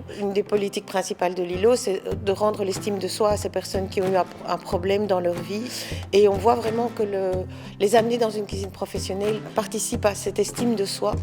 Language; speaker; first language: French; native; French